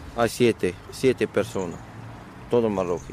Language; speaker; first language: Spanish; non-native, learner; Arabic